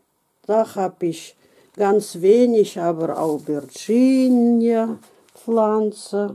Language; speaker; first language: German; non-native, fluent; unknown